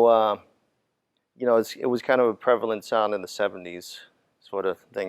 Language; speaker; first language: English; native; English